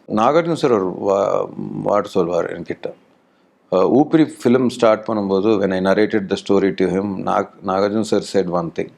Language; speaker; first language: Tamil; non-native, learner; Telugu